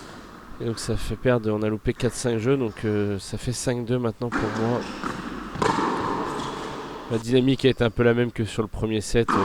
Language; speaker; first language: French; native; French